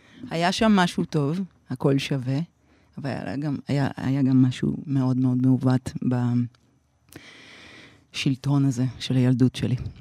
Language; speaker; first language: Hebrew; non-native, fluent; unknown